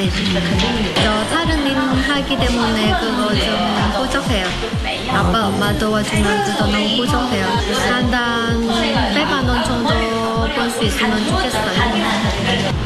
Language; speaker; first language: Korean; non-native, learner; Vietnamese